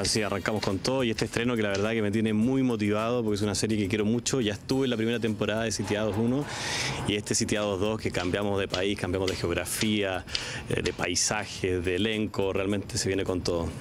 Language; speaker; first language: Spanish; native; Spanish